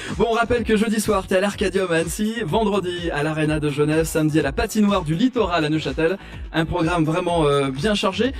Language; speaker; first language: French; native; French